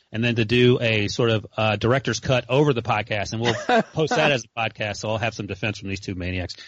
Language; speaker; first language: English; native; English